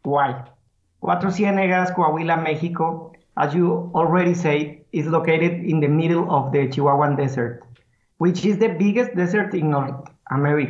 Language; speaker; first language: English; non-native, fluent; Spanish